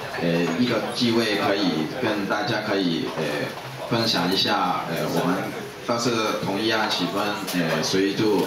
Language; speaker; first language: Chinese; non-native, local second language; Cantonese